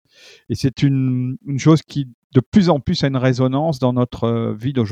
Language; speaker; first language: French; native; French